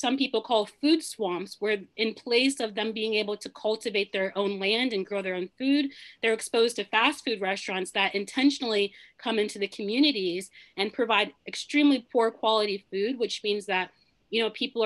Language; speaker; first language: English; early bilingual, other home language; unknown